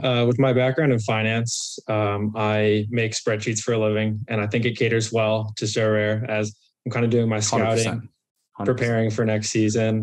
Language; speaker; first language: English; native; English